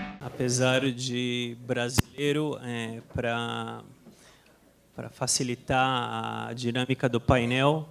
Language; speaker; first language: Portuguese; non-native, fluent; Spanish